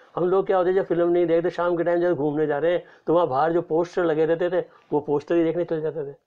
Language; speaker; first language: Hindi; native; Hindi